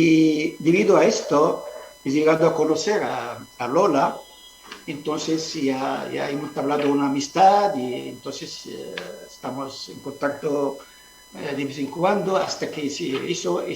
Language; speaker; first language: Spanish; non-native, fluent; Arabic